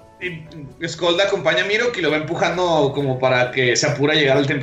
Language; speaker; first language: Spanish; native; Spanish